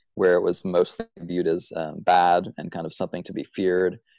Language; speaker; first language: English; native; English